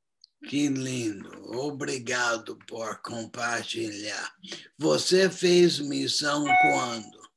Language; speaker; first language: Portuguese; non-native, fluent; English